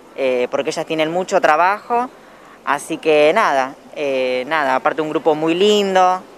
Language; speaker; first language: Spanish; native; Spanish